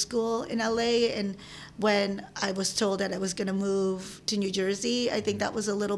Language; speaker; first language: English; early bilingual, other home language; Filipino